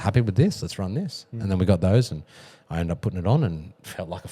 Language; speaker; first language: English; native; English